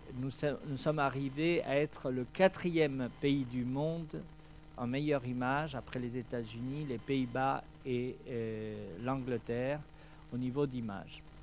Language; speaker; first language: French; non-native, fluent; Spanish